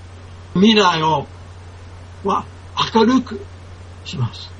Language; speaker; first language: Japanese; non-native, fluent; English